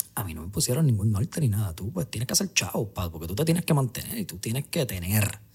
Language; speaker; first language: Spanish; native; Spanish